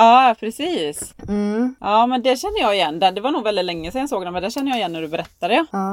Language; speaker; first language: Swedish; native; Swedish